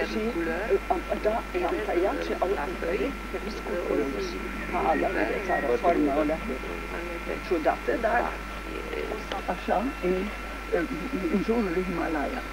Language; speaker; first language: Romanian; early bilingual, heritage; French